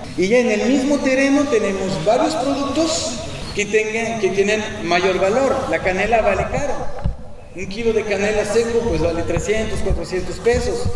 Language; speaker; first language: Spanish; non-native, fluent; French